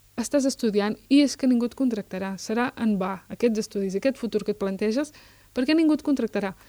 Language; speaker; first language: Catalan; early bilingual, other home language; Berber languages